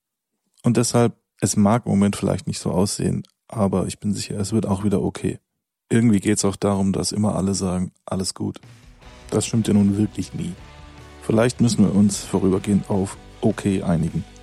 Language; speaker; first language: German; native; German